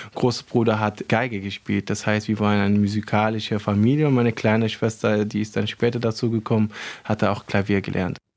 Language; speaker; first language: German; non-native, fluent; Arabic